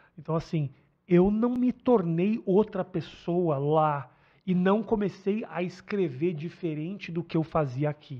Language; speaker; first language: Portuguese; native; Portuguese